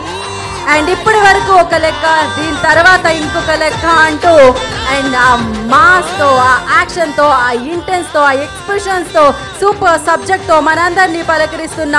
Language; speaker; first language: Telugu; native; Telugu